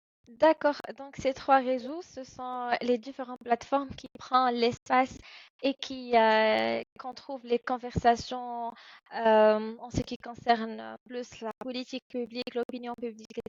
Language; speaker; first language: French; non-native, fluent; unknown